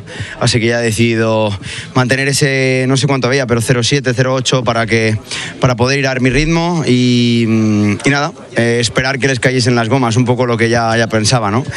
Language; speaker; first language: Spanish; native; Spanish